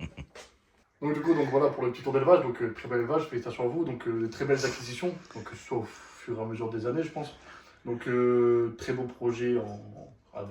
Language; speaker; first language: French; native; French